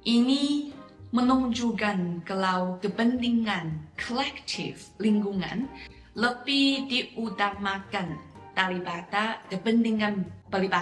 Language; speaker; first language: Indonesian; non-native, fluent; Chinese